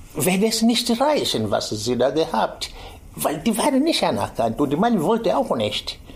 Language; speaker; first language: German; non-native, fluent; Swahili